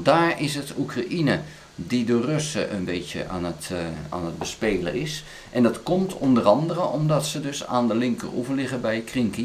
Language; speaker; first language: Dutch; native; Dutch